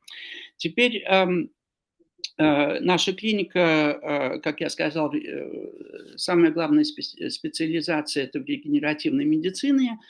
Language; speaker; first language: Russian; non-native, fluent; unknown